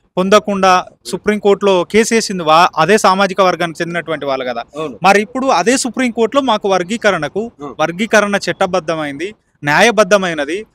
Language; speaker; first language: Telugu; native; Telugu